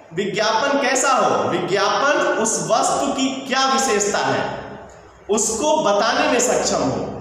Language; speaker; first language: Hindi; native; Hindi